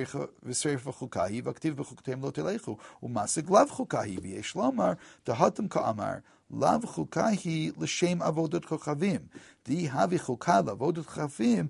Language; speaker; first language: Hebrew; non-native, fluent; English